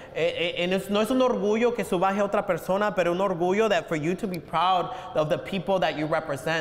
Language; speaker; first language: English; early bilingual, other home language; Spanish